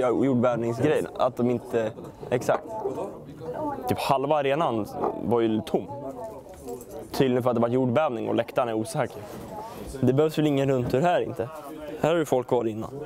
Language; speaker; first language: Swedish; native; Swedish